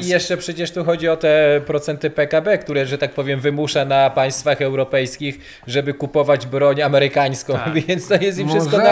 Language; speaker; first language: Polish; native; Polish